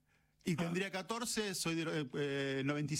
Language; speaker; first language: Spanish; native; Spanish